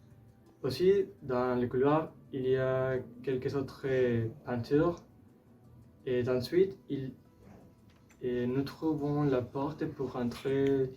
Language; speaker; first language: French; non-native, learner; Spanish